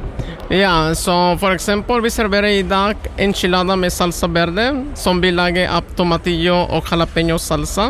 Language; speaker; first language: Norwegian; non-native, learner; Spanish